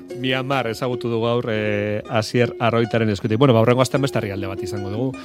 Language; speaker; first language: Basque; native; Basque